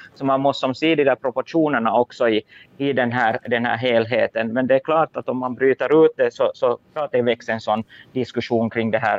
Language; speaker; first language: Swedish; native; Swedish